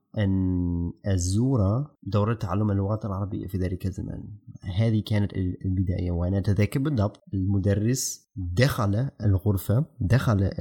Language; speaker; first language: Arabic; non-native, fluent; German